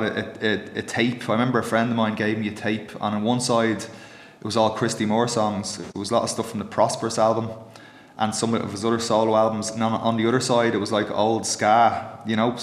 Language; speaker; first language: English; native; English